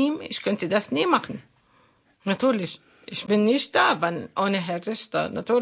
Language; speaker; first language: German; non-native, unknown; Arabic